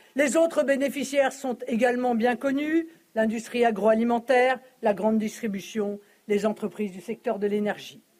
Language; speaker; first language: French; native; French